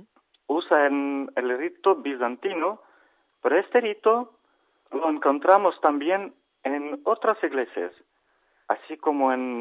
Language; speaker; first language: Spanish; non-native, learner; Ukrainian